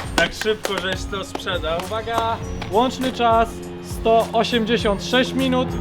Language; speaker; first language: Polish; native; Polish